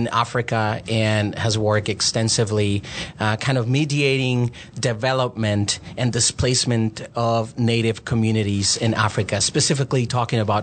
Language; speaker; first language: English; non-native, fluent; Spanish